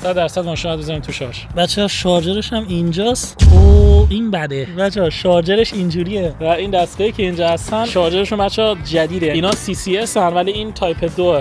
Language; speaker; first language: Persian; native; Persian